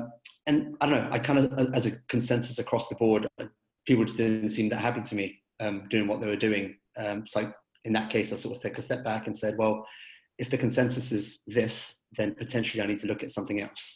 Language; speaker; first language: English; native; English